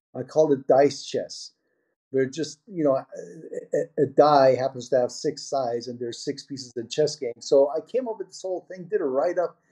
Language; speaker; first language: English; early bilingual, other home language; Persian